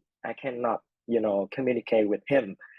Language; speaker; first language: English; non-native, fluent; Vietnamese